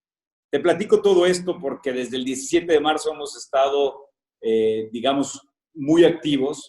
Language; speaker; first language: Spanish; native; Spanish